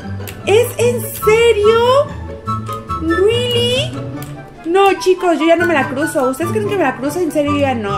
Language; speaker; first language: Spanish; native; Spanish